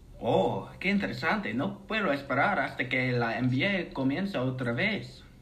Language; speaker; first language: Spanish; non-native, learner; English